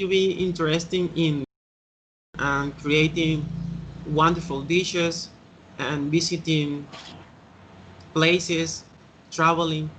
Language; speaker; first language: English; non-native, learner; Spanish